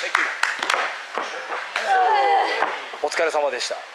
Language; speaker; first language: Japanese; native; Japanese